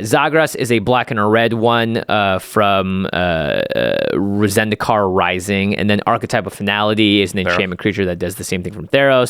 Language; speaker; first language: English; native; English